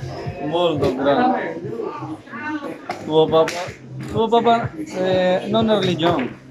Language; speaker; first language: Italian; non-native, learner; Urdu